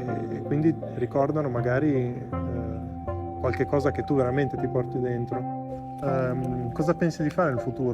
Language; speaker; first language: Italian; native; Italian